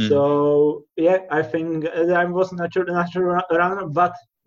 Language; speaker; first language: English; non-native, learner; Czech